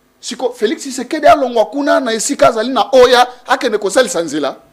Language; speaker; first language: Lingala; native; Lingala